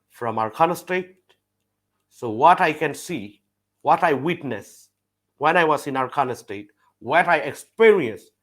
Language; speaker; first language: English; non-native, fluent; Burmese